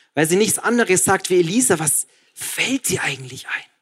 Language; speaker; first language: German; native; German